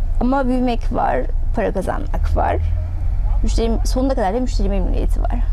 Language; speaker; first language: Turkish; native; Turkish